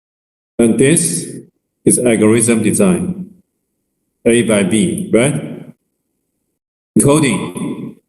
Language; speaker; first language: English; non-native, learner; Chinese